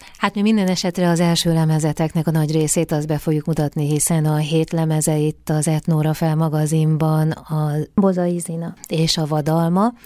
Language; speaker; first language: Hungarian; native; Hungarian